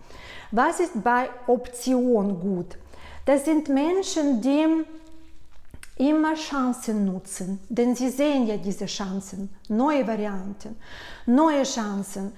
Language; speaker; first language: German; non-native, fluent; Russian